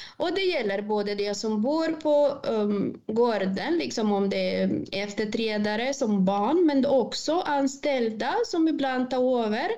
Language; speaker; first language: Swedish; non-native, fluent; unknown